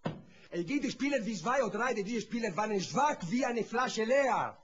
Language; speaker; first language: German; non-native, learner; Italian